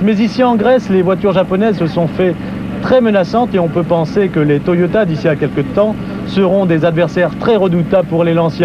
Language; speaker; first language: French; native; French